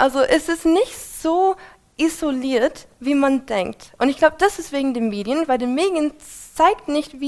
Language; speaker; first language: German; non-native, fluent; English